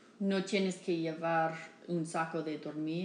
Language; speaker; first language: Spanish; non-native, learner; English